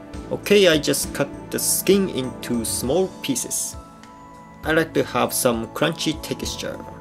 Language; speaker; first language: English; non-native, fluent; Japanese